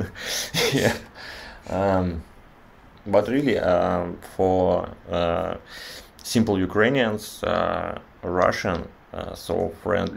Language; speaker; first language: English; non-native, learner; Russian